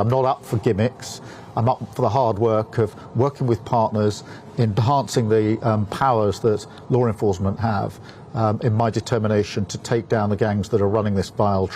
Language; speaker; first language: English; native; English